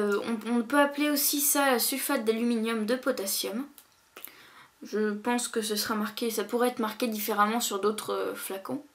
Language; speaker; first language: French; native; French